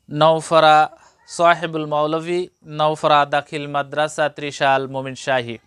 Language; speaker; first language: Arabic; non-native, fluent; Bangla